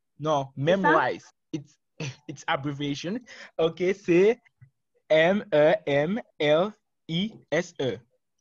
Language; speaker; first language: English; non-native, learner; French